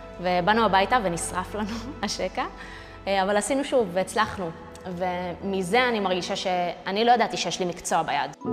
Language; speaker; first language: Hebrew; early bilingual, other home language; Russian